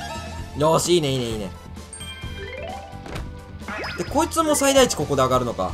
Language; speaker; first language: Japanese; native; Japanese